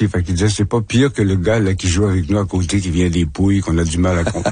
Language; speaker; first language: French; native; French